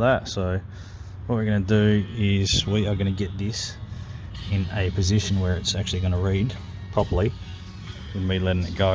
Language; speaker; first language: English; native; English